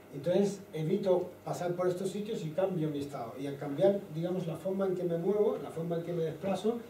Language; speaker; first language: Spanish; native; Spanish